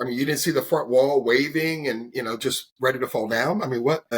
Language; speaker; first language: English; native; English